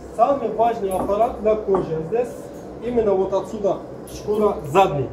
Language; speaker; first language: Russian; non-native, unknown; Turkish